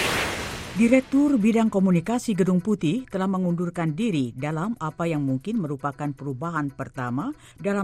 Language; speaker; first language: Indonesian; native; Indonesian